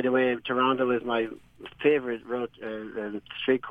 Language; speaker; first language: English; native; English